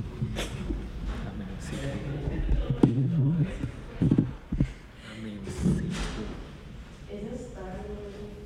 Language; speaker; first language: English; non-native, fluent; Burmese